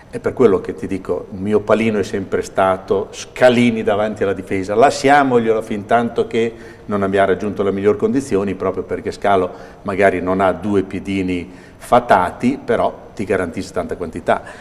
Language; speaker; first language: Italian; native; Italian